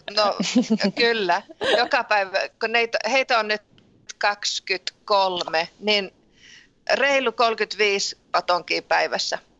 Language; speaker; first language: Finnish; early bilingual, heritage; Finnish